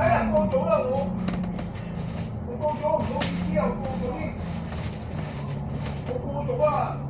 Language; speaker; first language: Cantonese; native; Cantonese